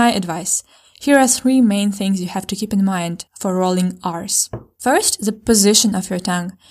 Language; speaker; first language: English; non-native, fluent; Ukrainian